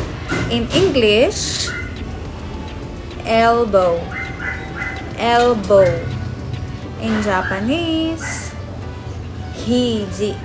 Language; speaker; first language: English; non-native, local second language; Filipino